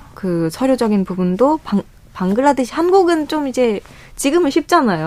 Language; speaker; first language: Korean; early bilingual, other home language; Bangla